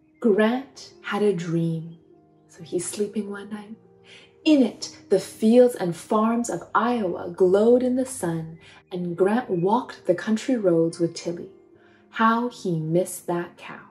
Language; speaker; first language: English; native; English